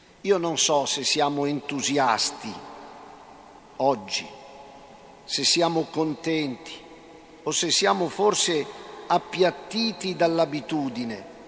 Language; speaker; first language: Italian; native; Italian